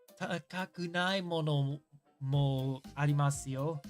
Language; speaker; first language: Japanese; non-native, learner; English